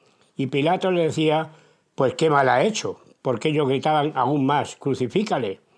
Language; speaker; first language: Spanish; native; Spanish